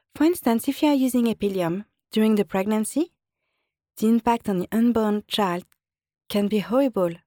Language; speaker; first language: English; non-native, fluent; French